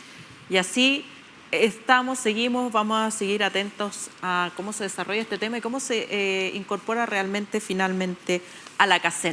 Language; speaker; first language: Spanish; native; Spanish